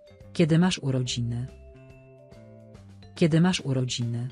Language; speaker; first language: Polish; non-native, learner; Spanish